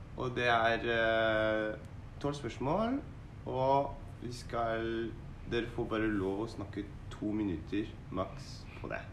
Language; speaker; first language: Norwegian; non-native, fluent; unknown